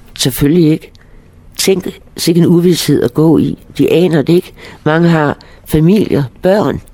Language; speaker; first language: Danish; native; Danish